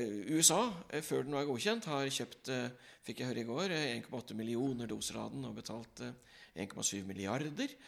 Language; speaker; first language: Norwegian; native; Norwegian